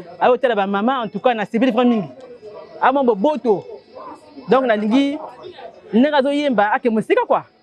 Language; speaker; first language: Lingala; native; Lingala